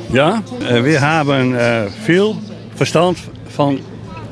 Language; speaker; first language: German; non-native, learner; Dutch